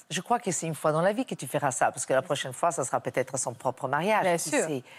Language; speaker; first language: French; non-native, fluent; Italian